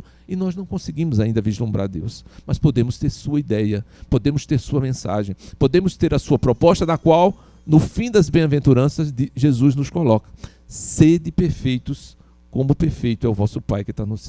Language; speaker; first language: Portuguese; native; Portuguese